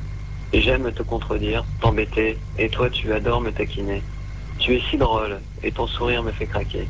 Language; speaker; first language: French; native; French